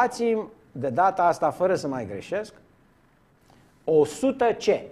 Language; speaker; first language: Romanian; native; Romanian